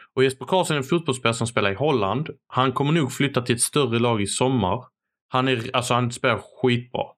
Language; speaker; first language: Swedish; early bilingual, other home language; Arabic